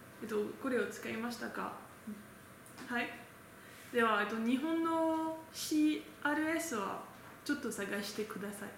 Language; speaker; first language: Japanese; non-native, learner; French